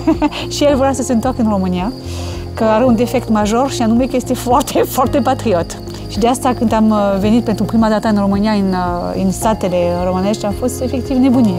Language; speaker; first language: Romanian; non-native, learner; French